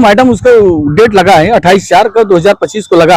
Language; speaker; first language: Hindi; native; Hindi